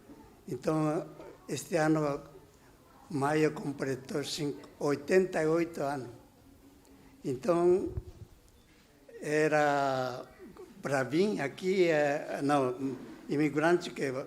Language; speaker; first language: Portuguese; non-native, learner; Japanese